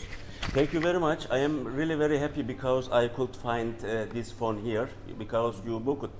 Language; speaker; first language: English; non-native, learner; Turkish